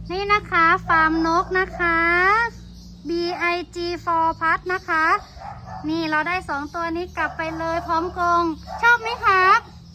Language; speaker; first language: Thai; native; Thai